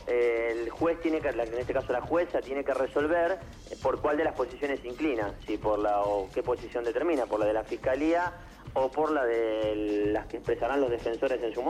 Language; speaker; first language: Spanish; native; Spanish